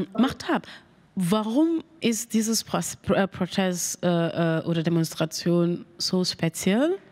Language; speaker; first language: German; non-native, learner; Mandingo